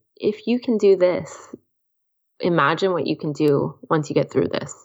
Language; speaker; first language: English; native; English